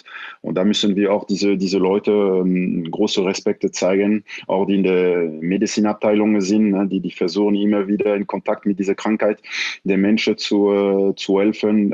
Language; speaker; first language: German; non-native, fluent; French